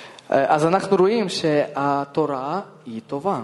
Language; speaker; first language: Hebrew; non-native, fluent; Russian